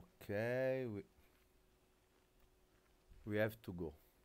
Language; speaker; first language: English; non-native, learner; Italian